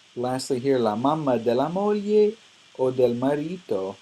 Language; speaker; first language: Italian; non-native, fluent; English